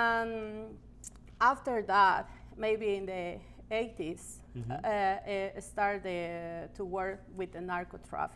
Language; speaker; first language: English; non-native, learner; Spanish